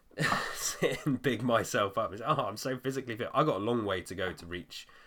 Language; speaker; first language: English; native; English